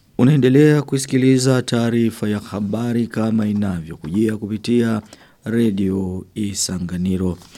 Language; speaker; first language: Swahili; non-native, local second language; Rundi